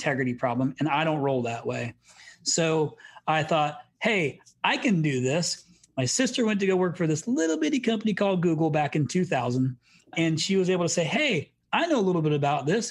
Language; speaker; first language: English; native; English